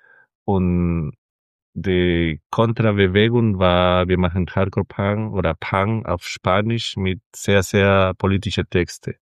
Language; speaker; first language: German; non-native, fluent; Spanish